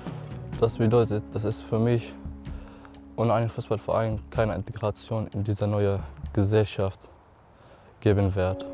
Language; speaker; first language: German; non-native, learner; Arabic